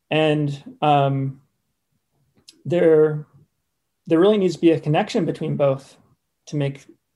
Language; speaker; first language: English; native; English